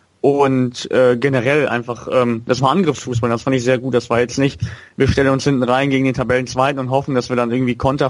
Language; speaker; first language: German; native; German